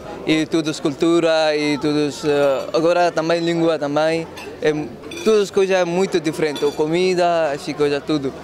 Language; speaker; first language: Portuguese; non-native, learner; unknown